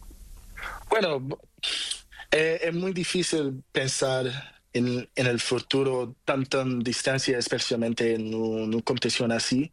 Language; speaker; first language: Spanish; non-native, learner; Portuguese